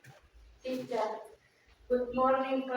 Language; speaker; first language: English; non-native, learner; Indonesian